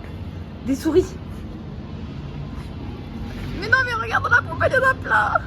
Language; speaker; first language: French; native; French